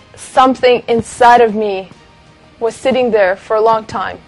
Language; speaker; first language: English; non-native, fluent; Russian